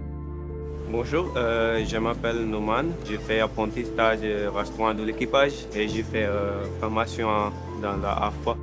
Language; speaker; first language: French; non-native, learner; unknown